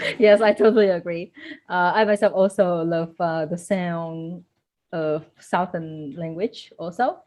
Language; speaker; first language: English; non-native, fluent; Vietnamese